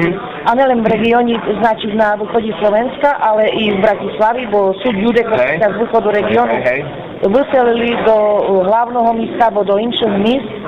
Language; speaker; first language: Slovak; non-native, local second language; Rusyn